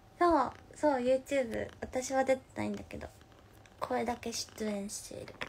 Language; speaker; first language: Japanese; native; Japanese